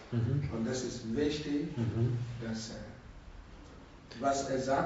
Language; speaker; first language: German; non-native, learner; Russian